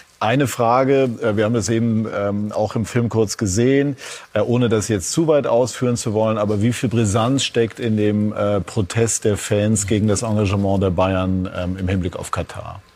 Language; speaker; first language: German; native; German